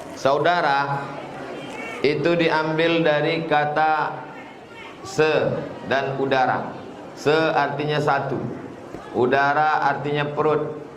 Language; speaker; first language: Indonesian; native; Indonesian